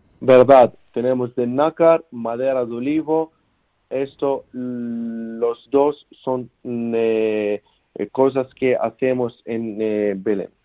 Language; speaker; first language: Spanish; non-native, learner; Arabic